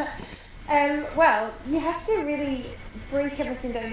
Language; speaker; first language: English; native; English